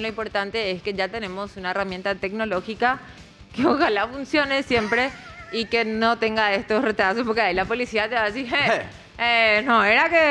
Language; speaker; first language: Spanish; native; Spanish